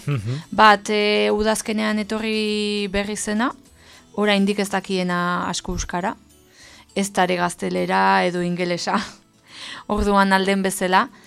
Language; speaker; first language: Basque; native; Basque